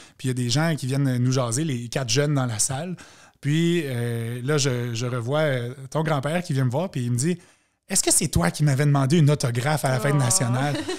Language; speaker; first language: French; native; French